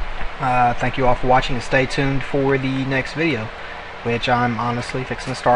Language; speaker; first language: English; native; English